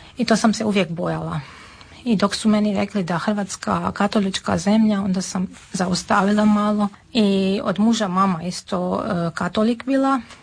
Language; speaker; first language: Serbian; non-native, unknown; Armenian